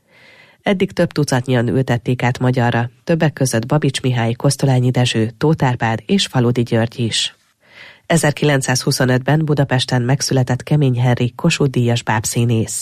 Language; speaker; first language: Hungarian; native; Hungarian